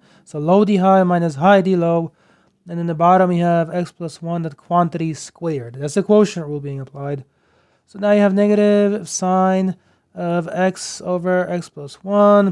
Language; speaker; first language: English; native; English